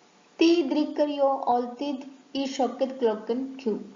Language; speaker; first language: Swedish; non-native, learner; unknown